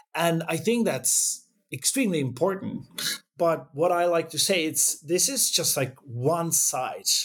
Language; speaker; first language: English; non-native, fluent; Czech